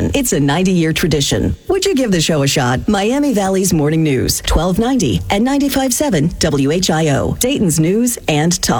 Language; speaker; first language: English; native; English